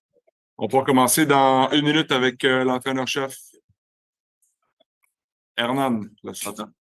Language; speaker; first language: French; native; French